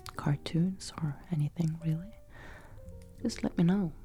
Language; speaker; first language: English; non-native, fluent; Norwegian